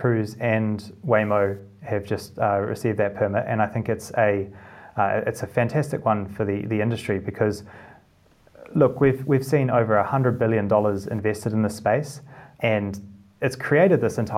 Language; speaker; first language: English; native; English